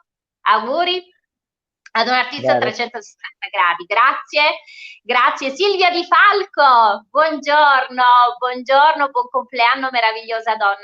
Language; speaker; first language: Italian; native; Italian